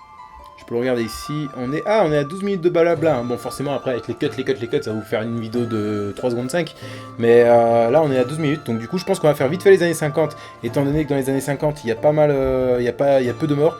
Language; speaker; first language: French; native; French